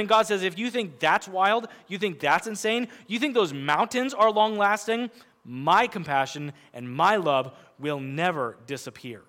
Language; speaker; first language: English; native; English